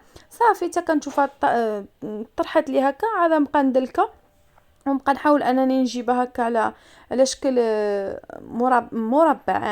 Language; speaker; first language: Arabic; native; Arabic